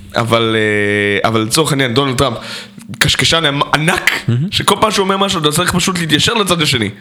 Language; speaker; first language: Hebrew; native; Hebrew